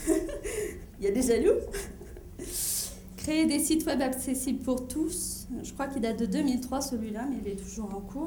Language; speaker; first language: French; native; French